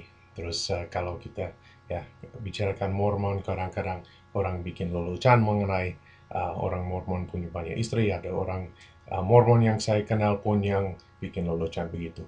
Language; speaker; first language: Indonesian; non-native, fluent; English